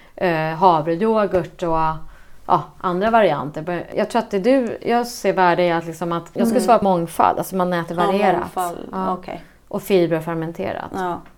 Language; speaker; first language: Swedish; native; Swedish